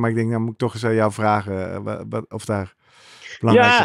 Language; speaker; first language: Dutch; native; Dutch